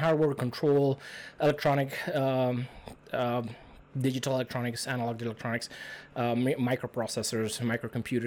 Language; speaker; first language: English; non-native, fluent; Spanish